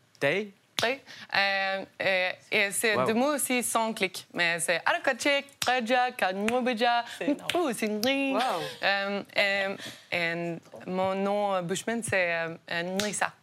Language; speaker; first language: French; non-native, learner; Norwegian